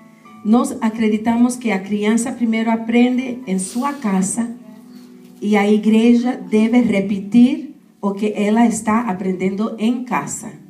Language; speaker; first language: Portuguese; non-native, fluent; Spanish